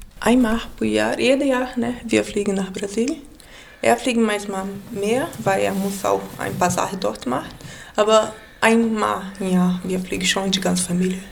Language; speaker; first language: German; non-native, learner; Portuguese